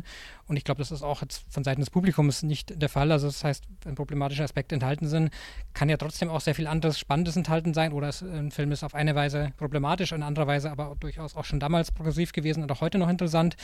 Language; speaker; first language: German; native; German